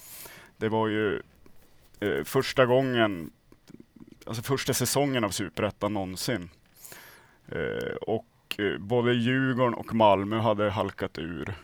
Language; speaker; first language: Swedish; native; Swedish